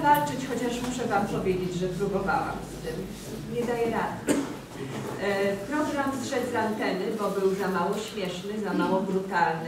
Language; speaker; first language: Polish; native; Polish